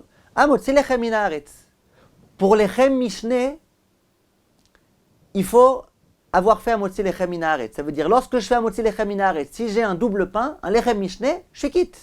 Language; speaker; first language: French; native; French